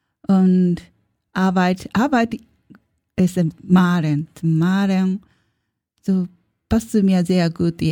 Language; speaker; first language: German; non-native, learner; Japanese